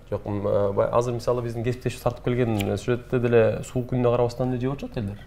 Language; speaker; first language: Kyrgyz; native; Kyrgyz